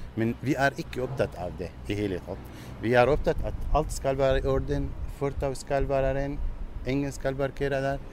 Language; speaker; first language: Norwegian; non-native, learner; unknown